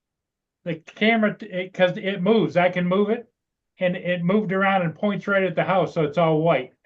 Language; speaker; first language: English; native; English